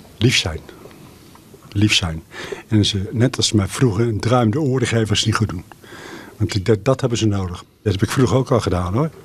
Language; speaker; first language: Dutch; native; Dutch